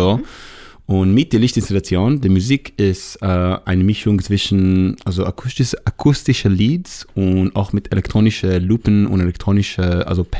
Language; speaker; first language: German; non-native, learner; Hebrew